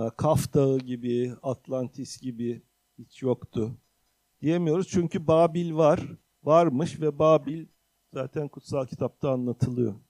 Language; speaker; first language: Turkish; native; Turkish